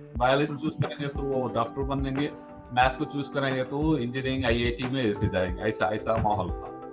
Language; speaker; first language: Hindi; non-native, local second language; Kannada